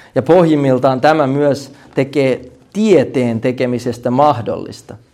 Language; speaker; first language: Finnish; native; Finnish